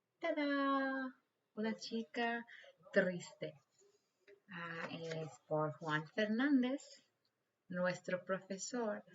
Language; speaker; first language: Spanish; non-native, learner; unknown